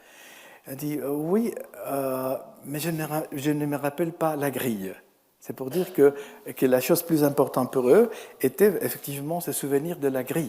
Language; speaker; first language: French; non-native, fluent; Spanish